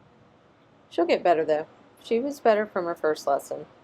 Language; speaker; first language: English; native; English